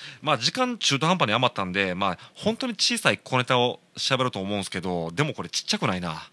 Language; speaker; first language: Japanese; native; Japanese